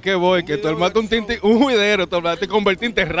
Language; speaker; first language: Spanish; native; Spanish